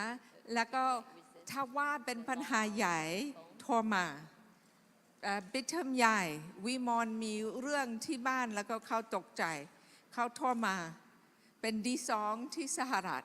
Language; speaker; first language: Thai; non-native, fluent; English